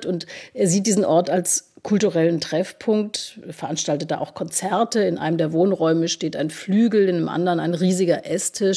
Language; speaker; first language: German; native; German